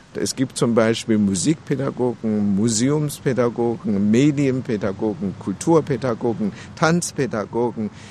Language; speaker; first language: German; non-native, fluent; Chinese